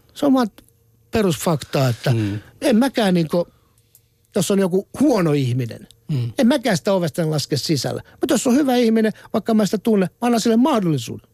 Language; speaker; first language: Finnish; native; Finnish